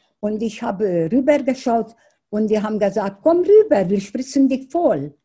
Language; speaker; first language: German; non-native, fluent; Hungarian